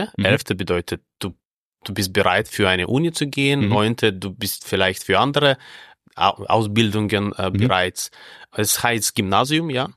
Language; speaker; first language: German; non-native, fluent; Russian